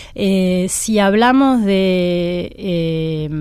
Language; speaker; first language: Spanish; non-native, fluent; French